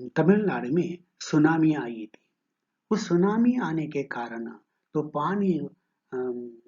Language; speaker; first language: Hindi; non-native, local second language; Kannada